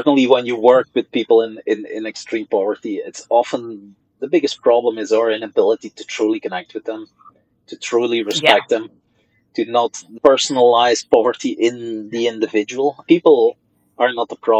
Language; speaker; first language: English; non-native, fluent; Dutch